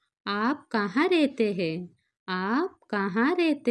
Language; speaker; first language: Hindi; non-native, local second language; Telugu